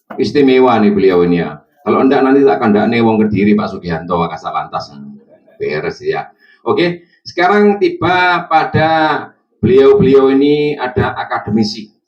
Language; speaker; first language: Indonesian; non-native, local second language; Javanese